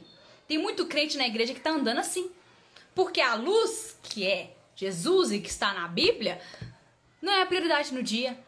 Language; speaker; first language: Portuguese; native; Portuguese